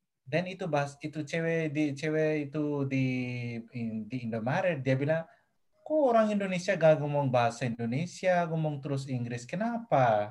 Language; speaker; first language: Indonesian; non-native, fluent; Nepali